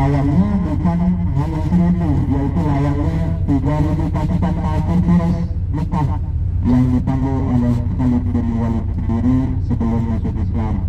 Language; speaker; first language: Indonesian; native; Indonesian